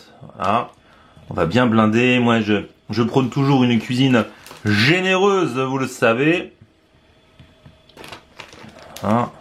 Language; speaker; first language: French; native; French